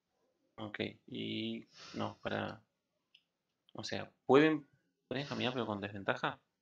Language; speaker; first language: Spanish; native; Spanish